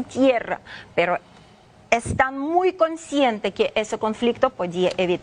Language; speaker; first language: Spanish; non-native, fluent; Ukrainian